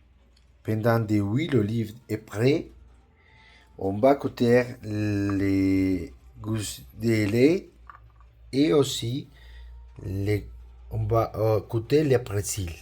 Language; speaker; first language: French; non-native, learner; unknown